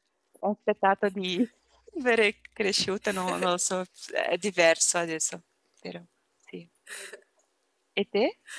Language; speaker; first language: Italian; non-native, learner; Portuguese